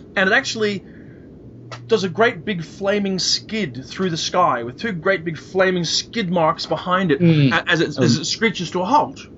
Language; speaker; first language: English; native; English